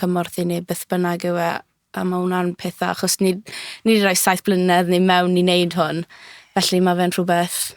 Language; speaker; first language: Welsh; native; Welsh